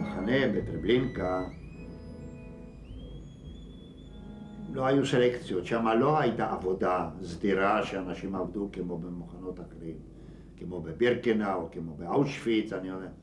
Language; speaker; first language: Hebrew; non-native, fluent; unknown